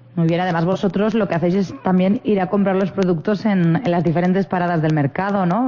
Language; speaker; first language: Spanish; non-native, local second language; Catalan